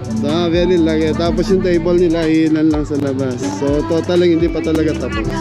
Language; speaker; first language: Filipino; non-native, local second language; Pampanga